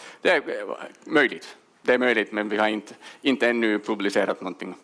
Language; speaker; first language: Swedish; non-native, local second language; Finnish